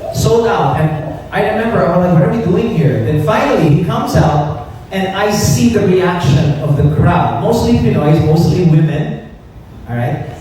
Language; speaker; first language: English; native; English